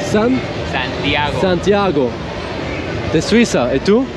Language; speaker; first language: Spanish; non-native, learner; Swiss German